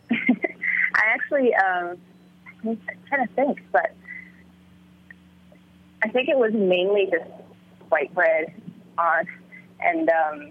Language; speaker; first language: English; early bilingual, other home language; Vietnamese